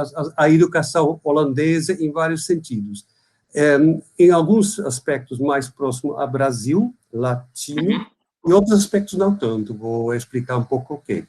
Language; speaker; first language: Portuguese; non-native, fluent; Dutch